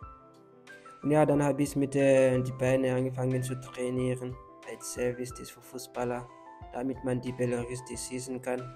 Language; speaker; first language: German; non-native, learner; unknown